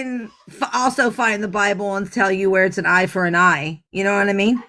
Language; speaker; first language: English; native; English